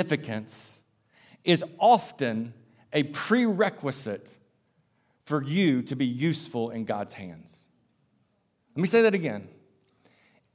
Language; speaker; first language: English; native; English